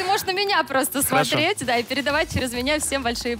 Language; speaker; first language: Russian; native; Russian